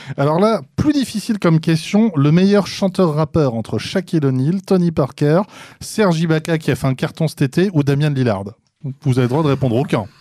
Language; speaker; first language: French; native; French